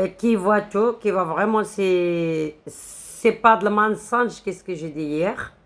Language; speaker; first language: French; non-native, local second language; Arabic